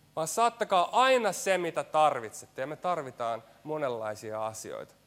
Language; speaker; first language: Finnish; native; Finnish